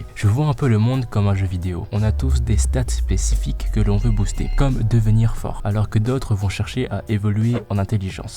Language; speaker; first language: French; native; French